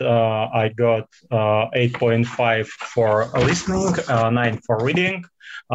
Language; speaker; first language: English; non-native, fluent; Russian